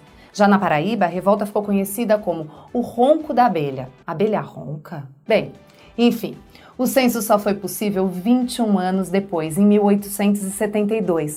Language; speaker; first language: Portuguese; native; Portuguese